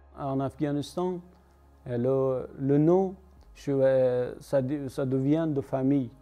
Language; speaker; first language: French; non-native, learner; Persian